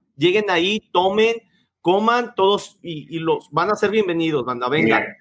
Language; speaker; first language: Spanish; native; Spanish